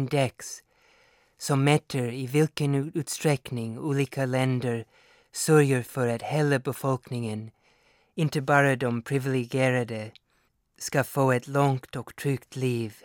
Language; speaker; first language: Swedish; non-native, fluent; English